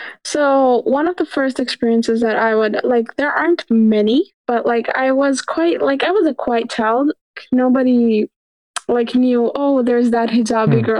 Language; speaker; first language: English; early bilingual, other home language; Urdu